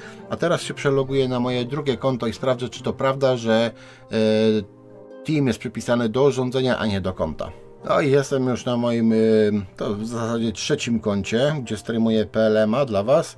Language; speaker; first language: Polish; native; Polish